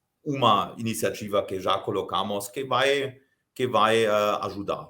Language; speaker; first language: Portuguese; non-native, fluent; German